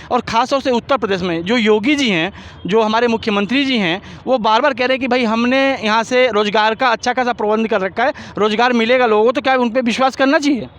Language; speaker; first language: Hindi; native; Hindi